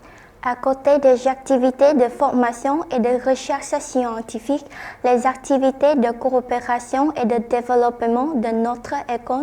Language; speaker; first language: French; non-native, fluent; Vietnamese